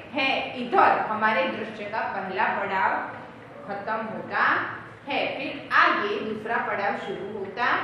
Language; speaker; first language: Hindi; non-native, local second language; Gujarati